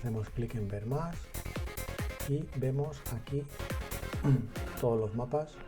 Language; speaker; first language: Spanish; native; Spanish